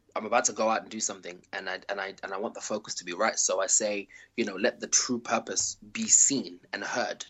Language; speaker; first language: English; early bilingual, other home language; Shona